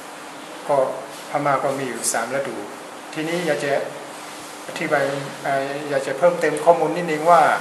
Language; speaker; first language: Thai; non-native, fluent; Burmese